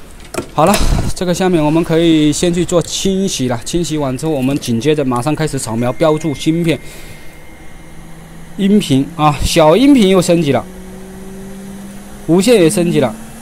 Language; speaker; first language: Chinese; native; Chinese